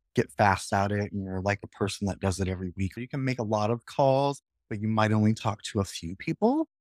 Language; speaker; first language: English; native; English